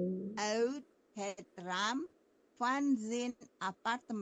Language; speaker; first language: Dutch; non-native, learner; Indonesian